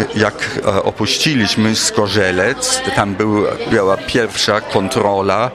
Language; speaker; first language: Polish; non-native, fluent; German